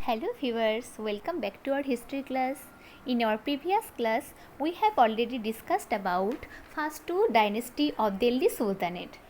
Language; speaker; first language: English; non-native, local second language; Bangla